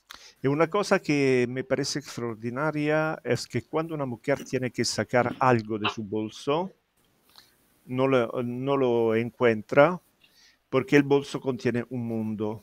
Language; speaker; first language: Spanish; non-native, fluent; Italian